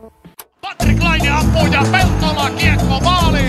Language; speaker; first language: Finnish; native; Finnish